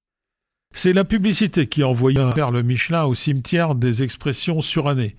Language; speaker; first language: French; native; French